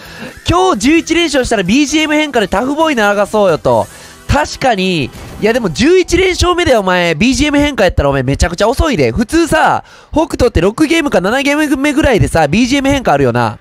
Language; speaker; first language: Japanese; native; Japanese